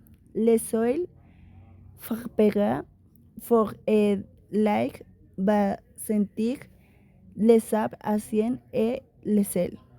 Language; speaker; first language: French; non-native, learner; Spanish